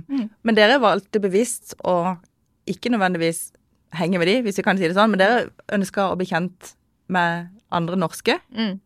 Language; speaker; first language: Norwegian; native; Norwegian